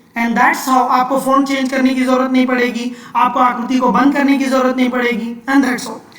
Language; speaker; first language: Hindi; non-native, local second language; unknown